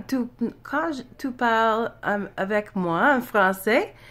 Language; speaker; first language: French; non-native, learner; English